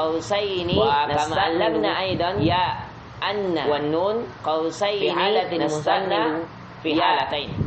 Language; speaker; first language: Arabic; non-native, fluent; Indonesian